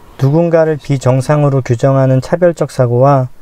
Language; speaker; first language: Korean; native; Korean